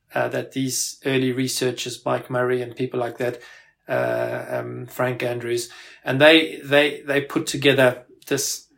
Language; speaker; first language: English; native; English